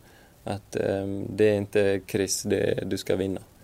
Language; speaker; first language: Swedish; non-native, fluent; Icelandic